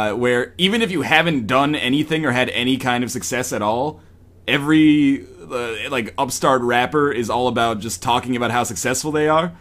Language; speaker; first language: English; native; English